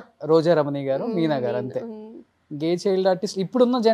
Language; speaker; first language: Telugu; native; Telugu